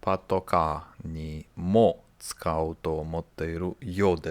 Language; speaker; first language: Japanese; non-native, learner; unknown